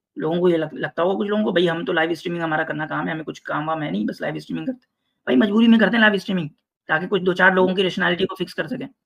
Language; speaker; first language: Hindi; native; Hindi